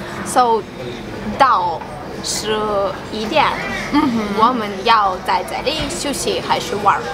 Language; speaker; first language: Chinese; non-native, learner; Ukrainian